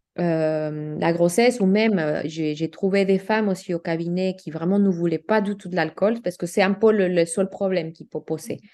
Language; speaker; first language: French; non-native, fluent; Spanish